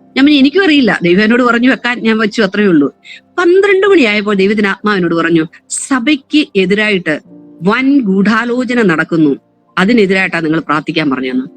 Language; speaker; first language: Malayalam; native; Malayalam